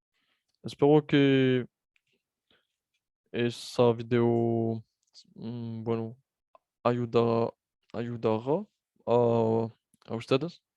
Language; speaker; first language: Spanish; non-native, fluent; French